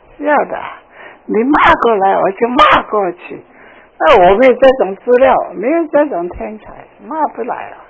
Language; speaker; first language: Chinese; non-native, local second language; Cantonese